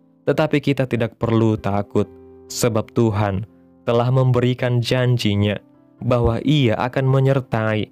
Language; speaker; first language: Indonesian; native; Indonesian